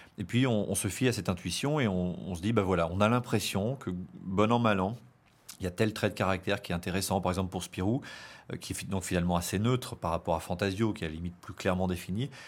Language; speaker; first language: French; native; French